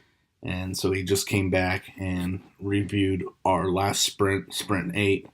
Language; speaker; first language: English; native; English